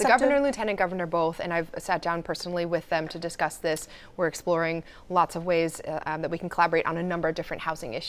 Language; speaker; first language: English; native; English